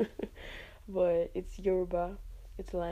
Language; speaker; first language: English; native; English